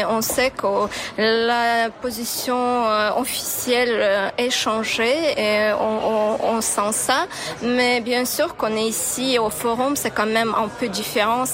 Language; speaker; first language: French; non-native, fluent; Ukrainian